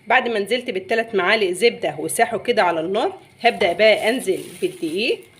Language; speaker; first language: Arabic; native; Arabic